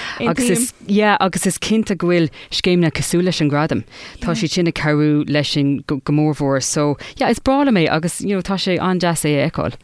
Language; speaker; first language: Irish; non-native, local second language; English